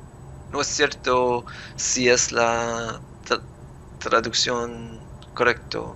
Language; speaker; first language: Spanish; non-native, learner; English